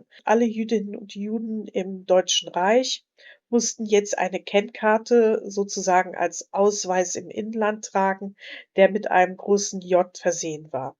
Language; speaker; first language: German; native; German